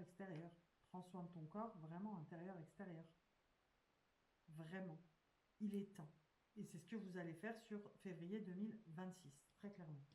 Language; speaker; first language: French; native; French